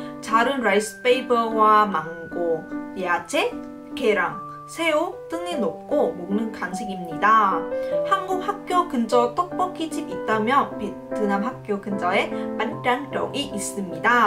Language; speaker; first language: Korean; non-native, local second language; Vietnamese